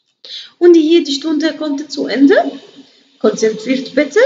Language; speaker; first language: German; non-native, learner; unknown